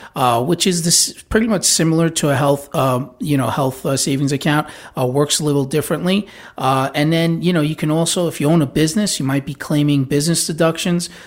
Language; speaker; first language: English; native; English